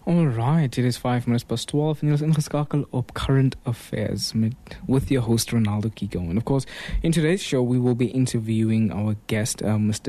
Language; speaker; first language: English; non-native, local second language; Afrikaans